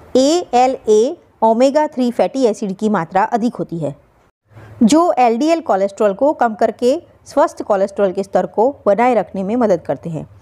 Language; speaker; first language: Hindi; non-native, local second language; Gujarati